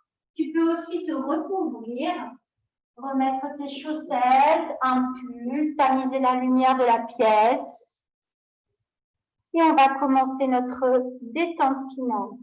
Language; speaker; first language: French; native; French